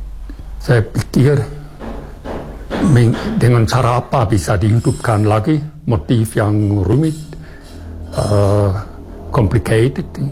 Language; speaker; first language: Indonesian; non-native, fluent; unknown